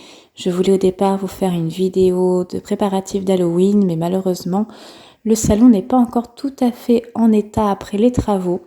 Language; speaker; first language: French; native; French